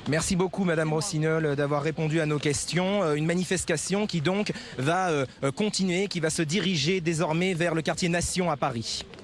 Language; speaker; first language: French; native; French